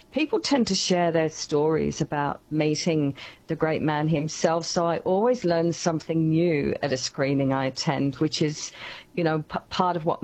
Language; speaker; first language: English; native; English